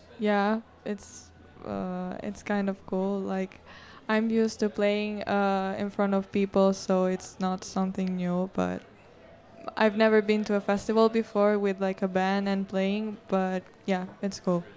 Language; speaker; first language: English; non-native, fluent; Italian